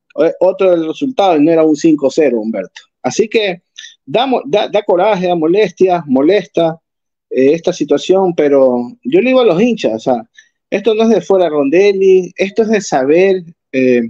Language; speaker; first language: Spanish; native; Spanish